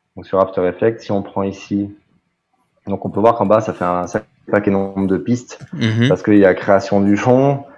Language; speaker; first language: French; native; French